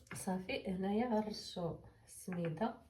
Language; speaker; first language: Arabic; native; Arabic